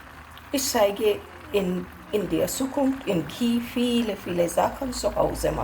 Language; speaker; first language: German; non-native, learner; Hindi